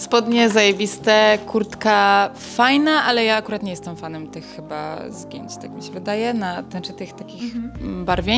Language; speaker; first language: Polish; native; Polish